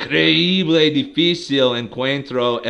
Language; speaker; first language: Spanish; non-native, learner; English